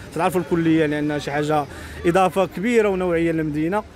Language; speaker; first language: Arabic; native; Arabic